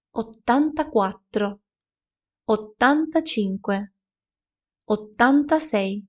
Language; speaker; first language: Italian; non-native, fluent; Ukrainian